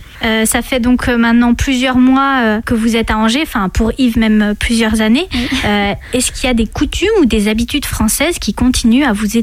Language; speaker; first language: French; native; French